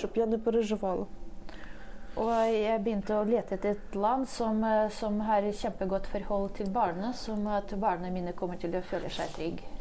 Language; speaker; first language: Norwegian; non-native, fluent; Ukrainian